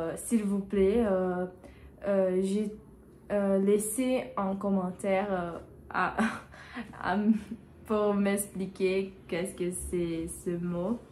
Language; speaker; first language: French; non-native, learner; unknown